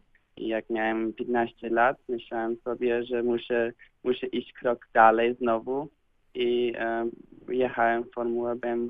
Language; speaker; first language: Polish; early bilingual, heritage; Polish